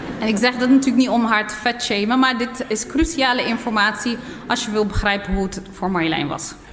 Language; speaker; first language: Dutch; early bilingual, other home language; Riffian